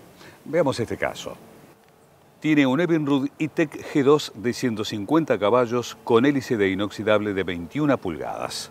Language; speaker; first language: Spanish; native; Spanish